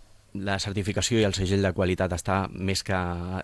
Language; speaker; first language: Catalan; native; Catalan